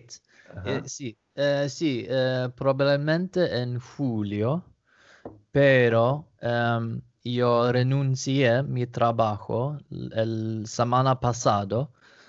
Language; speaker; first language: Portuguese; non-native, learner; Swedish